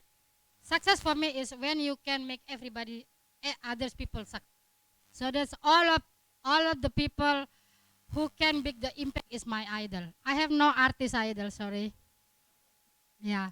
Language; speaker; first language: English; non-native, learner; Indonesian